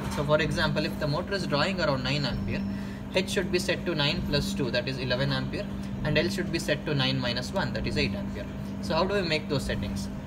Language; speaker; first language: English; non-native, local second language; Kannada